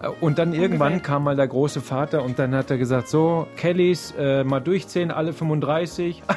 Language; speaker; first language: German; native; German